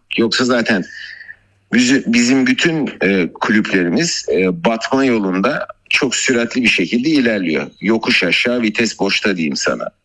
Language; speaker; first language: Turkish; native; Turkish